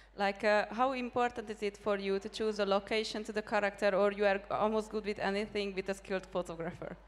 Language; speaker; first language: English; non-native, fluent; Hungarian